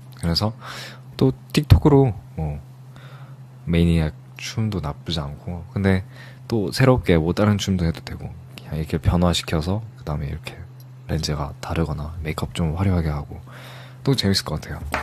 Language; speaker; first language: Korean; early bilingual, other home language; English